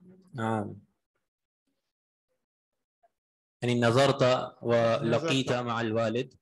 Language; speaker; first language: Arabic; non-native, fluent; Urdu